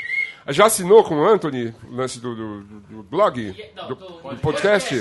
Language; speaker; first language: Portuguese; native; Portuguese